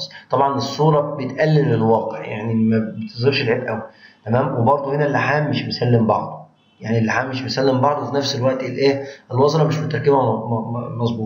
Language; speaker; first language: Arabic; native; Arabic